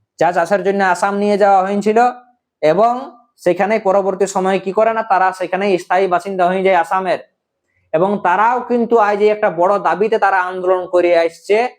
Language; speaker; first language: Bangla; native; Bangla